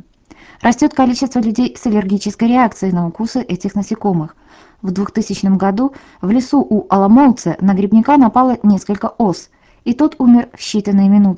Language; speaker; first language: Russian; native; Russian